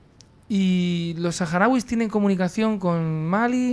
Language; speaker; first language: Spanish; native; Spanish